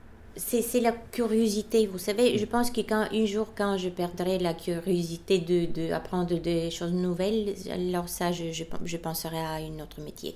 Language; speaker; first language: French; non-native, fluent; Bulgarian